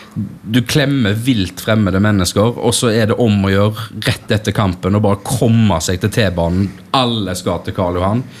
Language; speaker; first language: Norwegian; native; Norwegian